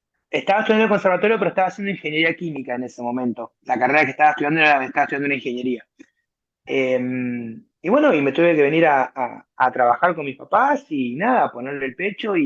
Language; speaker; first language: Spanish; native; Spanish